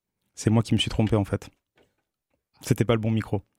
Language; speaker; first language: French; native; French